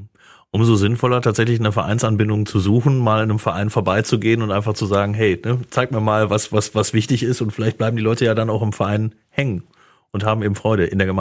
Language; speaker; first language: German; native; German